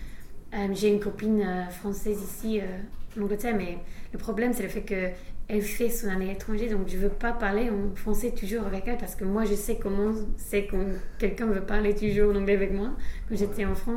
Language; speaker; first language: French; non-native, fluent; English